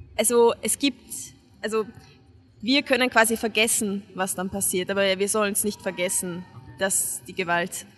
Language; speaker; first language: German; non-native, fluent; Hungarian